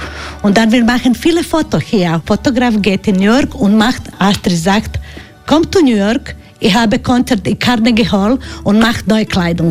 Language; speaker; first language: German; non-native, learner; Croatian